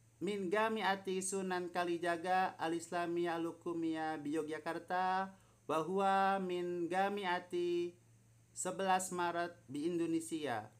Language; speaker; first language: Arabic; non-native, fluent; Indonesian